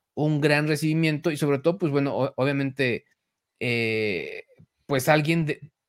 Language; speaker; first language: Spanish; native; Spanish